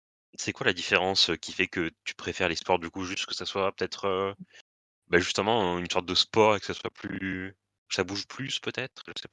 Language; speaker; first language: French; native; French